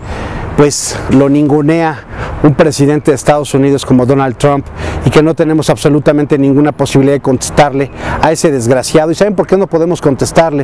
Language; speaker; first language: Spanish; native; Spanish